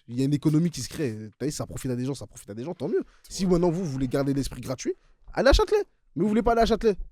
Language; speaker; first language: French; native; French